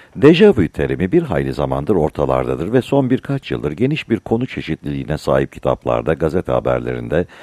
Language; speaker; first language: Turkish; native; Turkish